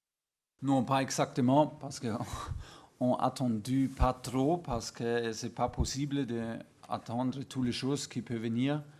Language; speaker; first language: French; non-native, fluent; German